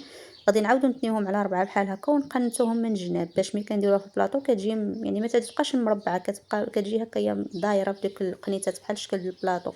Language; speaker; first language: Arabic; native; Arabic